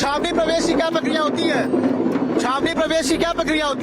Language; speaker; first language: Hindi; native; Hindi